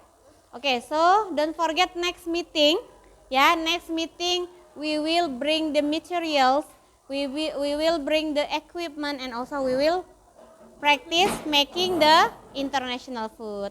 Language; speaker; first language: English; non-native, fluent; Indonesian